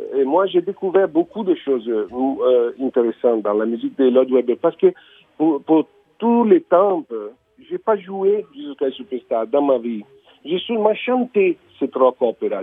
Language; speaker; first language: French; non-native, learner; Italian